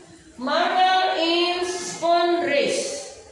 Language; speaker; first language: English; non-native, fluent; Indonesian